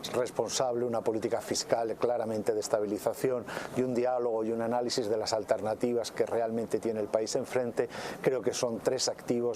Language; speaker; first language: Spanish; native; Spanish